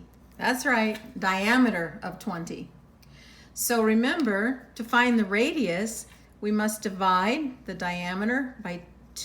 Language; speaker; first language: English; native; English